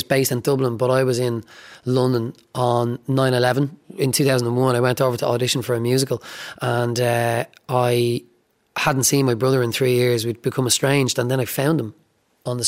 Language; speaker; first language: English; native; English